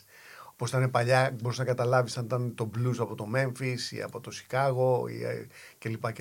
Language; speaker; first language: Greek; native; Greek